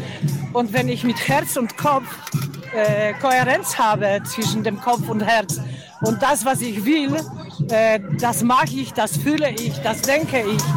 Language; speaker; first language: German; non-native, fluent; Polish